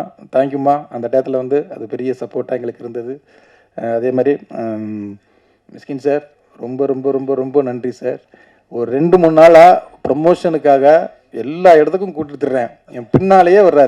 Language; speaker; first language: Tamil; native; Tamil